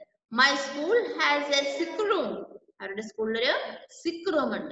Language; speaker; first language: English; non-native, local second language; Malayalam